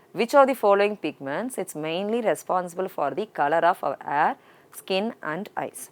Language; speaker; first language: English; non-native, local second language; Tamil